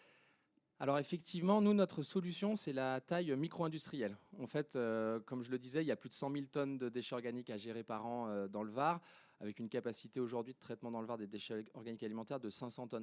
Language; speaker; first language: French; native; French